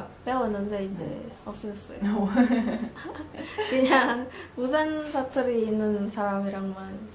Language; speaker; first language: Korean; non-native, learner; Filipino